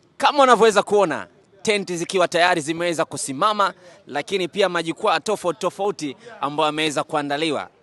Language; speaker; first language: Swahili; native; Swahili